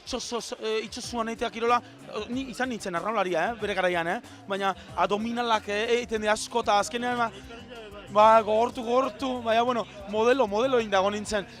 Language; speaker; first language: Basque; native; Basque